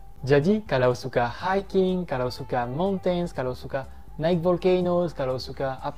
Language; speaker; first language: Indonesian; non-native, fluent; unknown